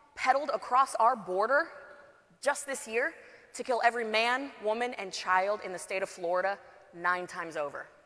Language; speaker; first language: English; native; English